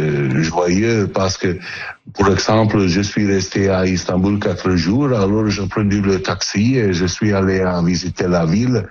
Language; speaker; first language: French; non-native, learner; Italian